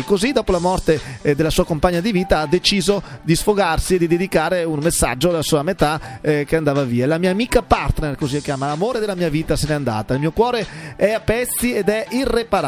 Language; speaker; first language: Italian; native; Italian